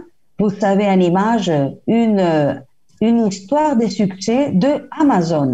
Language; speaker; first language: French; non-native, fluent; Spanish